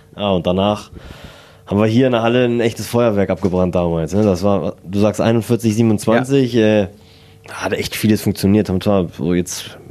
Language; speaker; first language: German; native; German